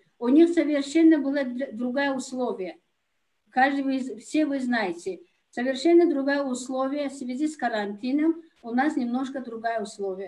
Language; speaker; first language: Russian; non-native, local second language; Tajik